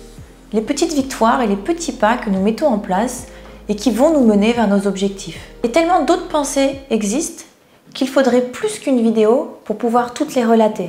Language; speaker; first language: French; native; French